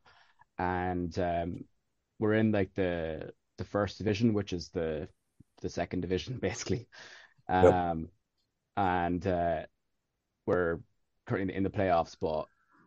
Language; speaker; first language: English; native; English